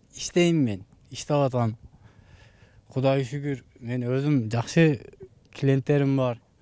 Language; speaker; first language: Kyrgyz; non-native, local second language; Uzbek